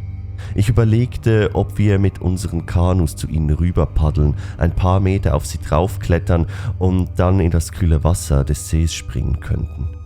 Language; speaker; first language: German; native; German